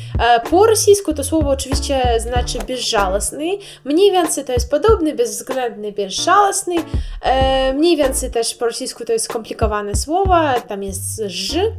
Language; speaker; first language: Polish; non-native, learner; Russian